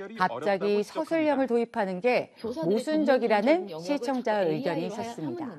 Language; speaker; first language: Korean; native; Korean